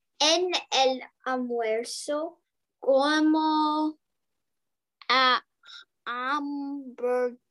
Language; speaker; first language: Spanish; non-native, learner; English